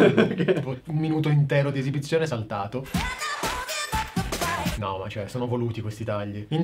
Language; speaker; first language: Italian; native; Italian